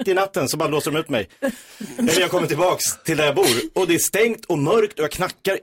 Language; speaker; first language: Swedish; native; Swedish